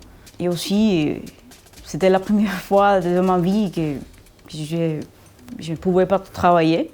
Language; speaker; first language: French; non-native, fluent; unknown